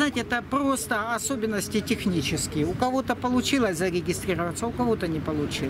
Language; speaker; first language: Russian; native; Russian